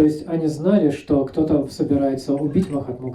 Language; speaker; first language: Russian; native; Russian